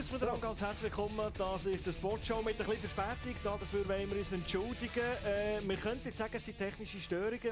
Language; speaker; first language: German; native; German